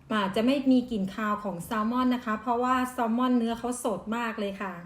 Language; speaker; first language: Thai; non-native, local second language; Northeastern Thai